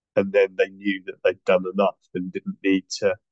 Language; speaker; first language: English; native; English